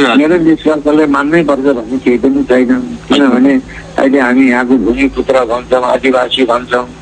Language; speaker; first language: Nepali; non-native, local second language; Gurung